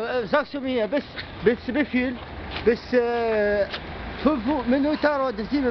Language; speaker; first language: German; non-native, learner; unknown